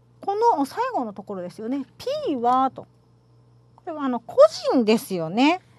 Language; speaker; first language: Japanese; native; Japanese